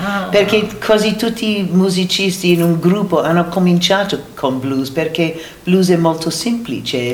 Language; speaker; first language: Italian; non-native, learner; English